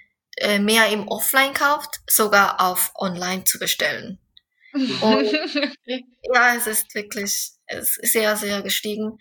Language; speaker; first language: German; non-native, fluent; Korean